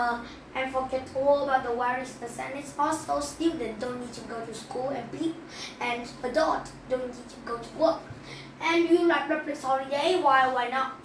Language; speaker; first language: English; non-native, learner; Vietnamese